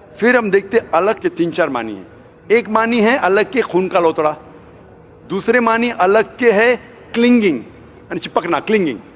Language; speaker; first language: Hindi; non-native, local second language; Konkani